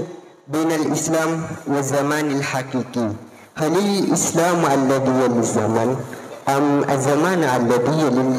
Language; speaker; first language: Arabic; non-native, learner; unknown